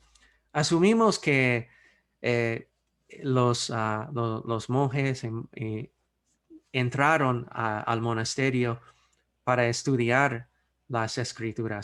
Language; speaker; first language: Spanish; non-native, fluent; English